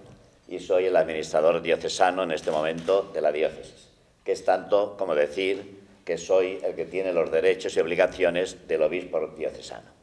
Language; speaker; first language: Spanish; native; Spanish